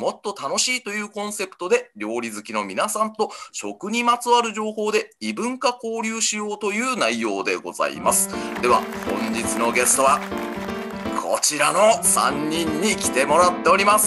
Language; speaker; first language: Japanese; native; Japanese